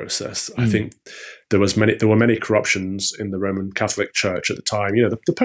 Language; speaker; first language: English; native; English